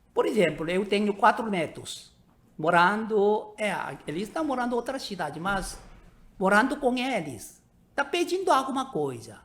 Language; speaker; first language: Portuguese; non-native, learner; Korean